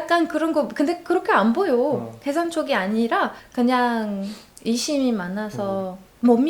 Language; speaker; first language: Korean; non-native, learner; Arabic